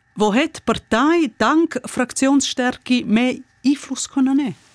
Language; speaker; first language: German; non-native, local second language; Romansh